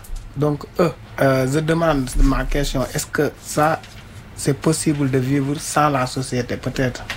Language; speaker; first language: French; non-native, fluent; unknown